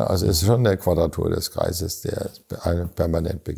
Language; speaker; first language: German; native; German